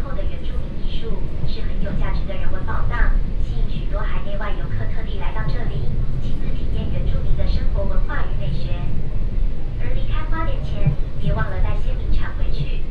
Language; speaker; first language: Chinese; native; Chinese